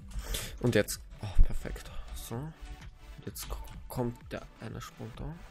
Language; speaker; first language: German; native; German